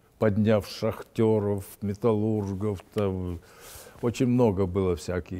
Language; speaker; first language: Russian; native; Russian